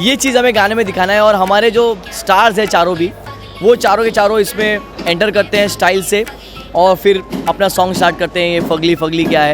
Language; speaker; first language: Hindi; native; Hindi